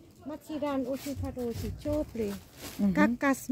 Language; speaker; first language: Russian; non-native, learner; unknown